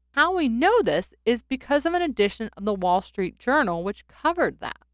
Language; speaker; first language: English; native; English